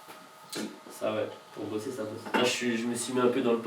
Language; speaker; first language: French; native; French